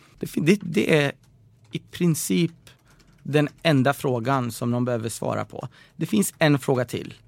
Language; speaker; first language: Swedish; early bilingual, other home language; Persian